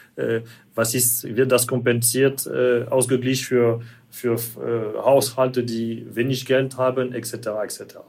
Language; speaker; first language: German; non-native, fluent; French